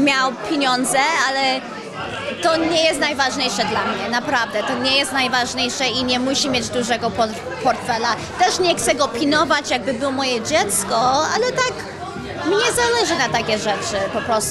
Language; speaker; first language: Polish; early bilingual, heritage; Polish